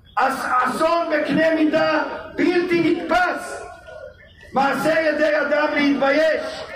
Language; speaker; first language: Hebrew; native; Hebrew